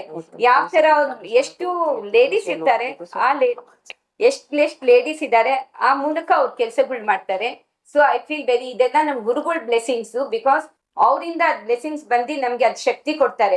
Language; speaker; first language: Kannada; non-native, local second language; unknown